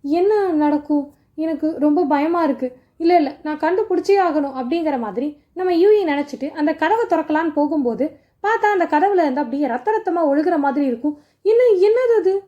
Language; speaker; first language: Tamil; native; Tamil